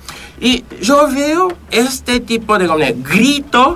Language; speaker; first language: Spanish; non-native, fluent; Japanese